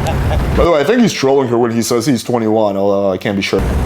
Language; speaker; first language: English; native; English